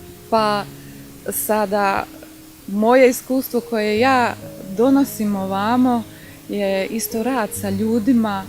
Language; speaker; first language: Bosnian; early bilingual, heritage; Bosnian